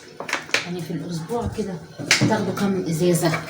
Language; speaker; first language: Arabic; native; Arabic